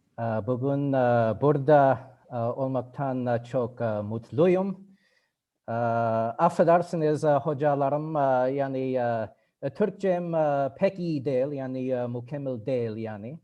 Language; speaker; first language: Turkish; non-native, learner; English